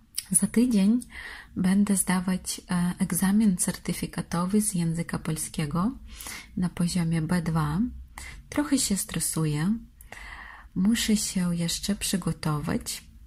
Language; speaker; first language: Polish; non-native, fluent; Russian